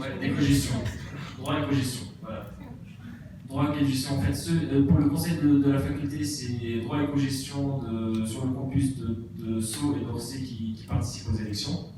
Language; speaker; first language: French; native; French